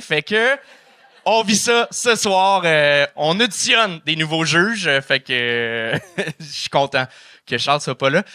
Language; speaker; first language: French; native; French